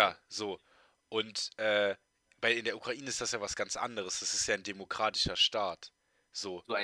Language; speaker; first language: German; native; German